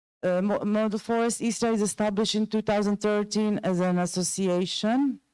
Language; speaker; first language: English; non-native, fluent; Croatian